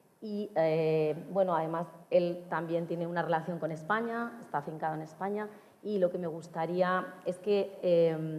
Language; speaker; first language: Spanish; native; Spanish